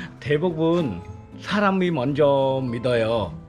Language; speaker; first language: Korean; non-native, learner; Khmer